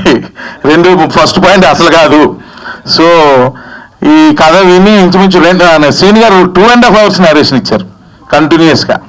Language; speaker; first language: Telugu; native; Telugu